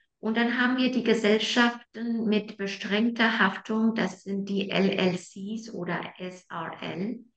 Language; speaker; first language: German; non-native, fluent; Spanish